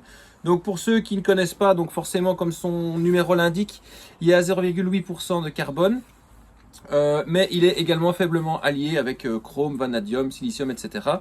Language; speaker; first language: French; native; French